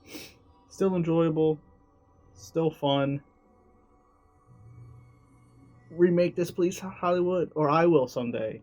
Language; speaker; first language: English; native; English